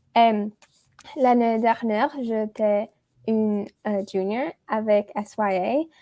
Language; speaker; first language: French; non-native, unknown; English